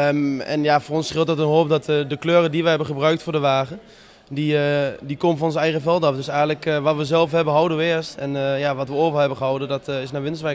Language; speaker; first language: Dutch; native; Dutch